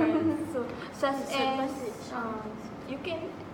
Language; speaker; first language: English; non-native, local second language; Malay